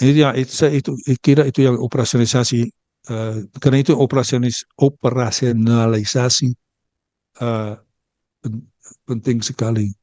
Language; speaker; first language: Indonesian; early bilingual, heritage; Dutch